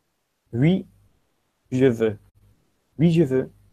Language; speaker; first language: French; non-native, fluent; Dutch